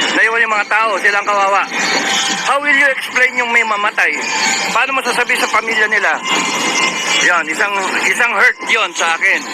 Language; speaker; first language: Filipino; native; Filipino